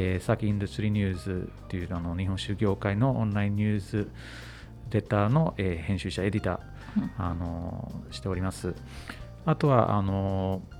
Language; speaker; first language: Japanese; non-native, fluent; English